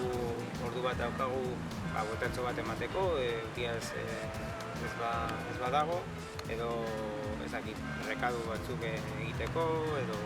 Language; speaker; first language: Basque; non-native, learner; Spanish